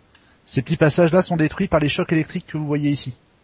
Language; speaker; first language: French; native; French